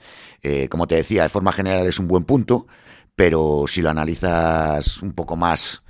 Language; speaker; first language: Spanish; native; Spanish